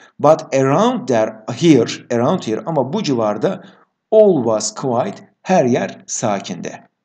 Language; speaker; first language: English; non-native, fluent; Turkish